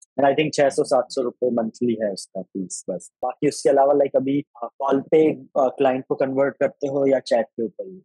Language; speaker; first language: Hindi; native; Hindi